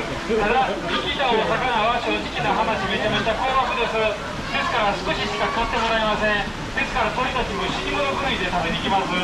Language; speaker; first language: Japanese; native; Japanese